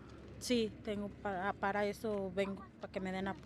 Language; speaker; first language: Spanish; native; Spanish